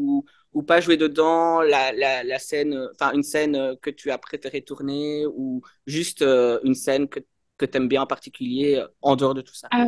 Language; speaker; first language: French; native; French